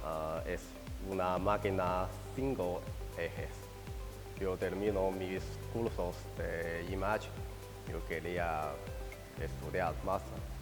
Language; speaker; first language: Spanish; non-native, learner; Chinese